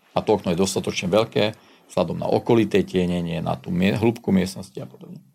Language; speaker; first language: Slovak; non-native, local second language; Hungarian